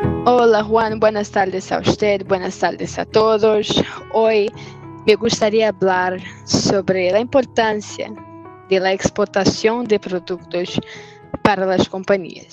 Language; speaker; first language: Spanish; non-native, fluent; Portuguese